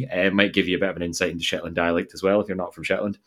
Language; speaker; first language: English; native; English